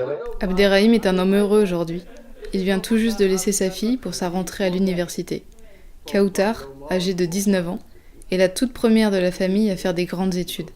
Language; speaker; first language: French; native; French